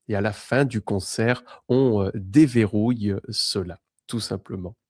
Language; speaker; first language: French; native; French